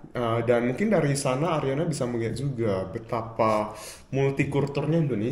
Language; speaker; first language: Indonesian; native; Indonesian